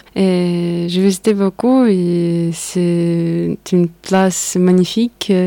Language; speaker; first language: French; non-native, learner; Russian